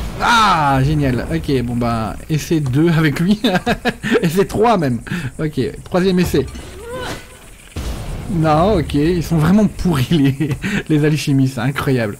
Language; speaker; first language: French; native; French